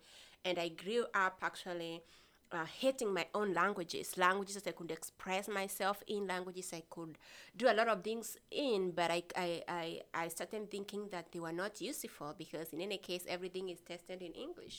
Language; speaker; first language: English; non-native, local second language; Meru